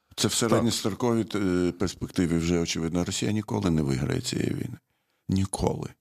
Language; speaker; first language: Ukrainian; native; Ukrainian